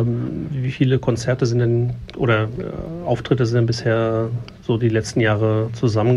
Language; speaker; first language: German; native; German